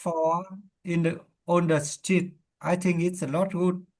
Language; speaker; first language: English; non-native, learner; Vietnamese